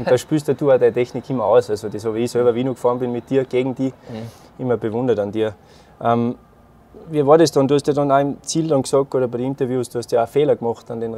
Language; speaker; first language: German; native; German